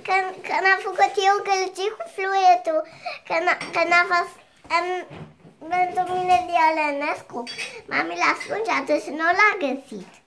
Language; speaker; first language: Romanian; early bilingual, heritage; Romanian